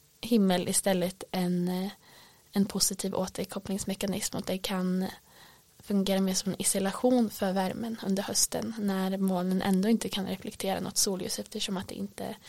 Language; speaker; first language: Swedish; native; Swedish